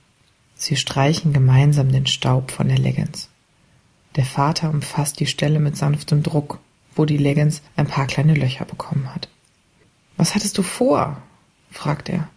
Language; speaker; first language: German; native; German